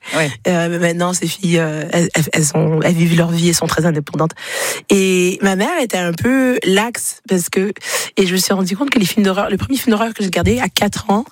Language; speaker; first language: French; early bilingual, other home language; Haitian Creole